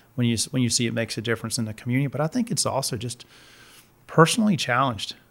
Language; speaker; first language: English; native; English